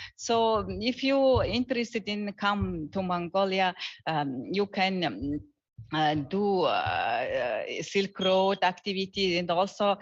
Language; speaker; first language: English; non-native, learner; Mongolian